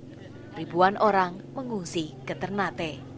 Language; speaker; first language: Indonesian; native; Indonesian